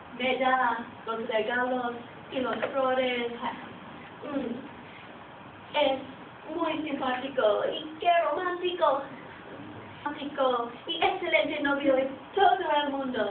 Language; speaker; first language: Spanish; non-native, learner; English